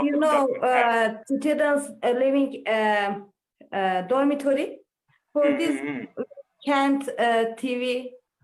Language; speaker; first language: English; non-native, learner; Turkish